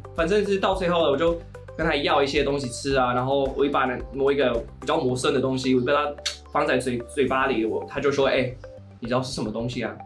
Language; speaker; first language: Chinese; non-native, fluent; English